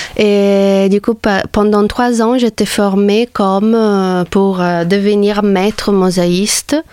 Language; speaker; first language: French; non-native, fluent; Italian